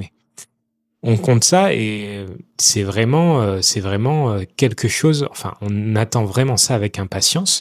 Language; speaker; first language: French; native; French